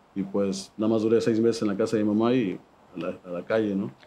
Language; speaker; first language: Spanish; native; Spanish